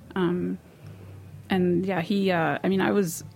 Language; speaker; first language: English; native; English